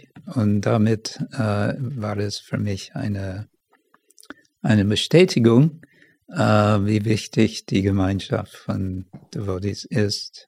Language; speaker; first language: German; non-native, fluent; English